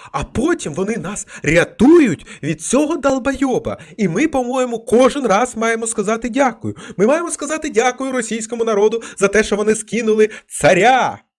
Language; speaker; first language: Ukrainian; non-native, local second language; Russian